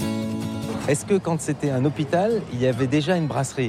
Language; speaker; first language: French; native; French